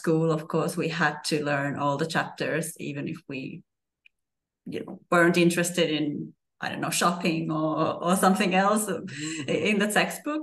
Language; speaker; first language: English; non-native, fluent; Finnish